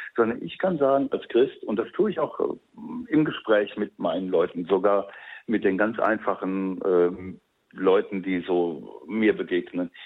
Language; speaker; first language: German; native; German